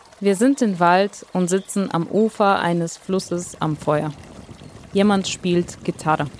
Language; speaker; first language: German; non-native, fluent; Bulgarian